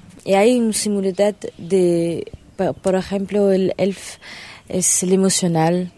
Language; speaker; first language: Spanish; non-native, learner; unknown